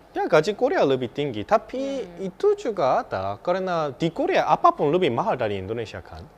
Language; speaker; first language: Indonesian; non-native, fluent; Korean